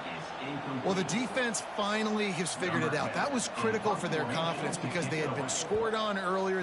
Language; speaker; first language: English; native; English